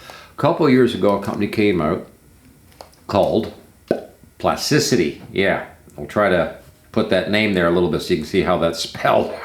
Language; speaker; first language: English; native; English